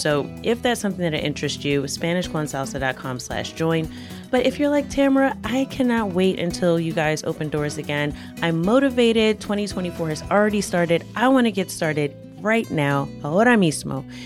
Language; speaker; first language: English; native; English